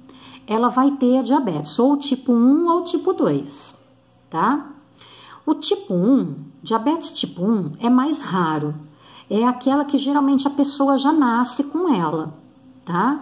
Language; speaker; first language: Portuguese; native; Portuguese